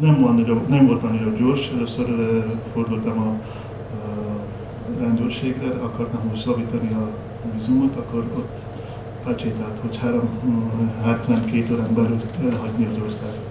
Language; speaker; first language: Hungarian; non-native, learner; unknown